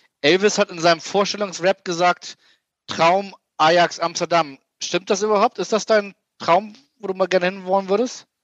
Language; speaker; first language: German; native; German